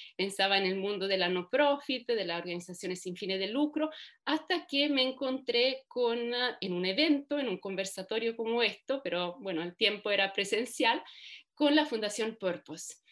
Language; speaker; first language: Spanish; non-native, fluent; Italian